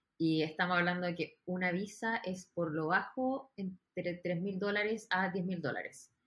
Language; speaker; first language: Spanish; native; Spanish